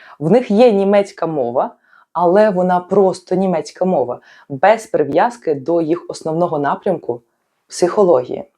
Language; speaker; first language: Ukrainian; native; Ukrainian